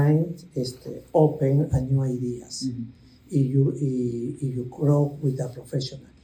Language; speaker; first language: English; non-native, learner; Spanish